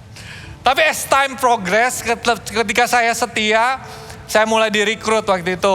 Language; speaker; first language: Indonesian; native; Indonesian